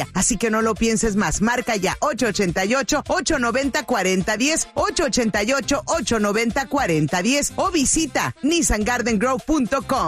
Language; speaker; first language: Spanish; native; Spanish